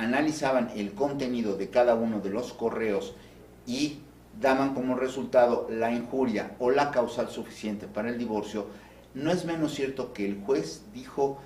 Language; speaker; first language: Spanish; native; Spanish